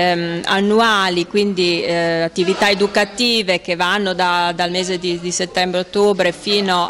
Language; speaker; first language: Italian; native; Italian